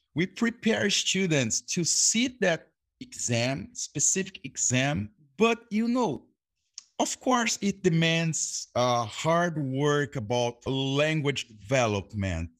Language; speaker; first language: English; non-native, fluent; Portuguese